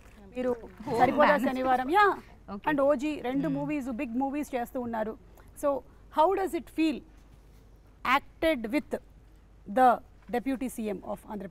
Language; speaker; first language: Telugu; native; Telugu